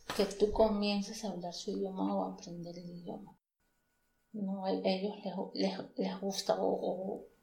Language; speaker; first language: Spanish; native; Spanish